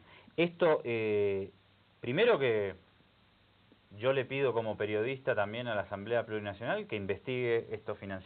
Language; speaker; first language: Spanish; native; Spanish